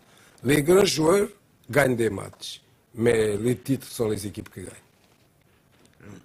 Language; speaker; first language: French; non-native, learner; Portuguese